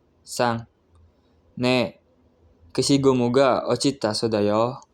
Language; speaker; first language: Japanese; non-native, learner; Indonesian